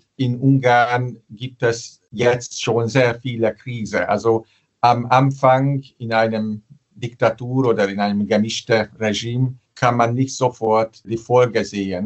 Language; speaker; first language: German; non-native, fluent; Hungarian